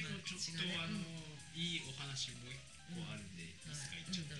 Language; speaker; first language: Japanese; native; Japanese